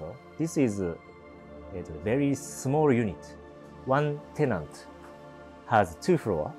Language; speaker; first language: English; non-native, learner; Japanese